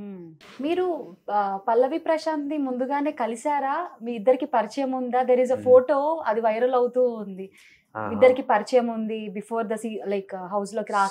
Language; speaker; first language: Telugu; native; Telugu